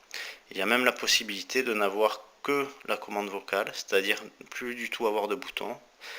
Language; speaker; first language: French; native; French